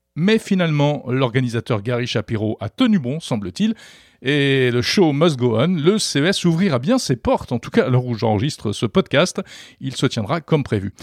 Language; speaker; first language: French; native; French